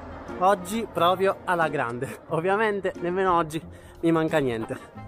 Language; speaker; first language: Italian; native; Italian